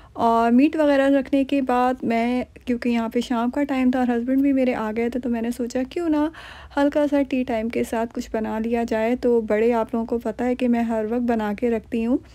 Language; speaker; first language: Urdu; native; Urdu